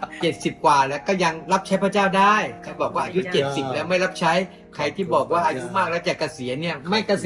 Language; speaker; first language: Thai; native; Thai